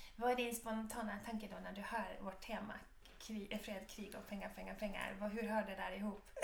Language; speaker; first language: Swedish; native; Swedish